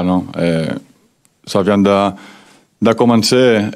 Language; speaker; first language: French; non-native, fluent; Spanish